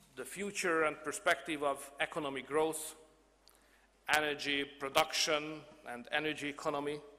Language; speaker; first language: English; non-native, fluent; Hungarian